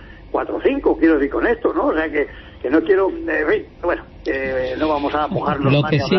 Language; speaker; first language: Spanish; native; Spanish